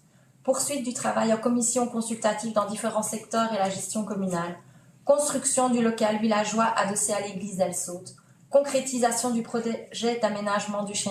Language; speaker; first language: French; native; French